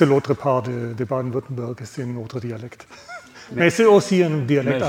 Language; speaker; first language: French; non-native, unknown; German